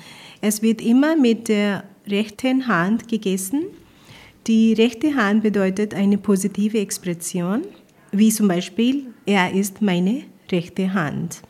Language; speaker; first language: German; non-native, fluent; Punjabi